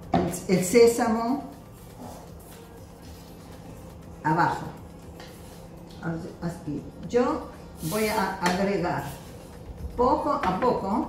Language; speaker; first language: Spanish; non-native, fluent; Arabic